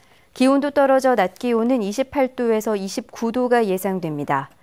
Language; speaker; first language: Korean; native; Korean